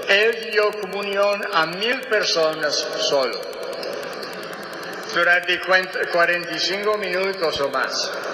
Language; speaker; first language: Spanish; non-native, fluent; English